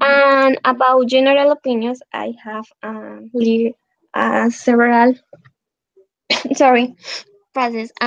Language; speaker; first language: English; non-native, learner; Spanish